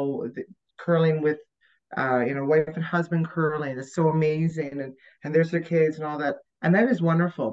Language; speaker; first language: English; native; English